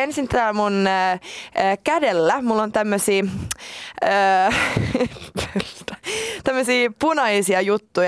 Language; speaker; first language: Finnish; non-native, local second language; Swedish